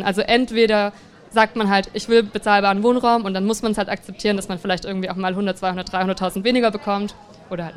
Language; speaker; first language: German; native; German